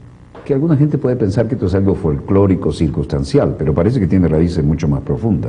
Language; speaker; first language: Spanish; native; Spanish